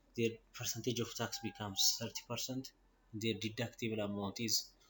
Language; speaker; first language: English; non-native, local second language; Amharic